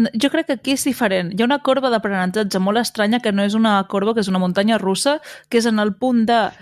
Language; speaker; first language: Catalan; native; Catalan